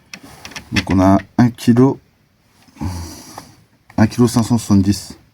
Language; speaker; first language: French; native; French